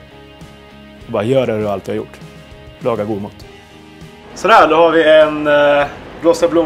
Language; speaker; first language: Swedish; native; Swedish